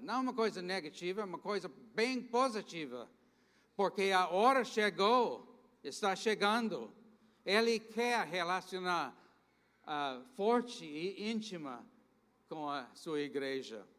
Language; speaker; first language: Portuguese; non-native, fluent; English